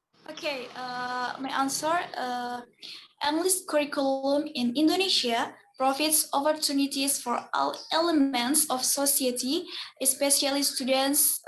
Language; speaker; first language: English; non-native, learner; Indonesian